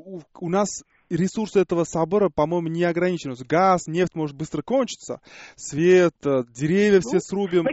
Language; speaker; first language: Russian; non-native, local second language; Uzbek